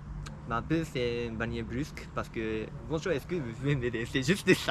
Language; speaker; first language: French; non-native, fluent; Japanese